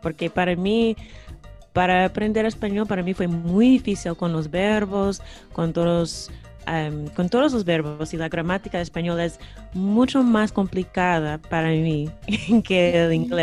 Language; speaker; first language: Spanish; non-native, fluent; English